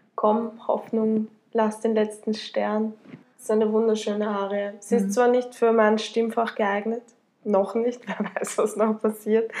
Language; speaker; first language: German; native; German